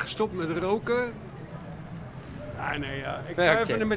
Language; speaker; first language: Dutch; native; Dutch